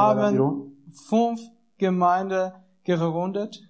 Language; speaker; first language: German; non-native, learner; Persian